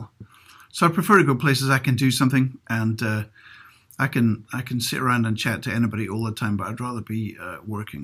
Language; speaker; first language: English; native; English